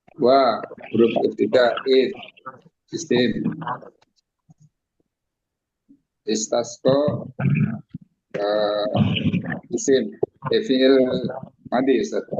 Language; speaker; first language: Arabic; non-native, learner; Indonesian